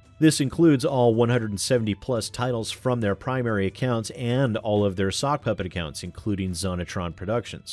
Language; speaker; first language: English; native; English